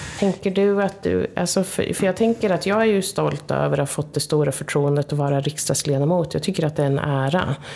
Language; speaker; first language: Swedish; native; Swedish